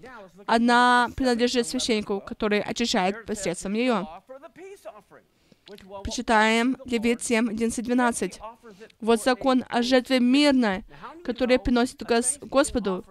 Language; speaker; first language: Russian; non-native, fluent; English